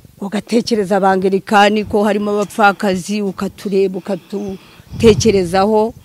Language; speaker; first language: Kinyarwanda; native; Kinyarwanda